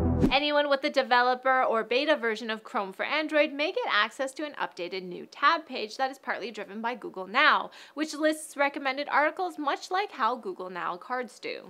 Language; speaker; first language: English; native; English